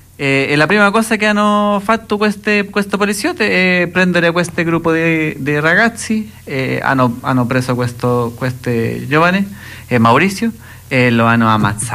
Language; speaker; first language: Italian; non-native, learner; Spanish